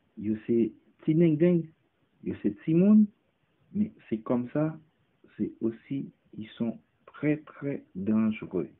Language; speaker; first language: French; non-native, local second language; Haitian Creole